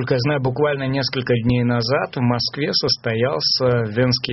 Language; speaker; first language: Russian; native; Russian